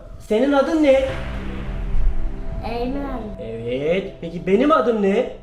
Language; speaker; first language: Turkish; native; Turkish